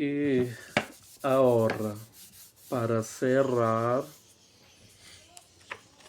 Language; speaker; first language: Spanish; non-native, fluent; Portuguese